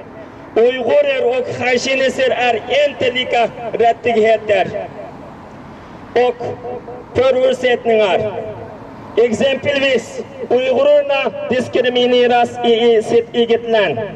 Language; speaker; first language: Swedish; non-native, learner; Uyghur